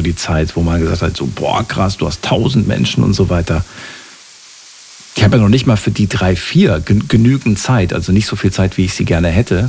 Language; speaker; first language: German; native; German